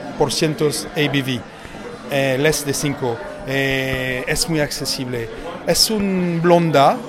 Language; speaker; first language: Spanish; non-native, learner; French